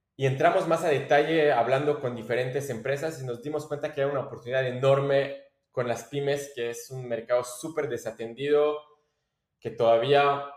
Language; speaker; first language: Spanish; non-native, fluent; French